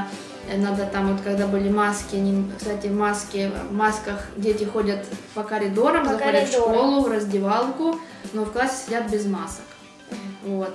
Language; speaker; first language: Russian; native; Russian